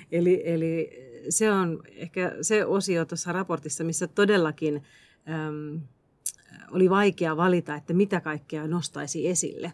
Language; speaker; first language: Finnish; native; Finnish